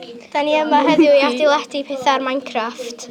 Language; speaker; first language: Welsh; non-native, local second language; English